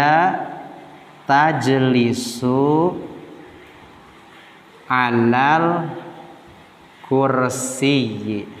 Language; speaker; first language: Arabic; non-native, fluent; Indonesian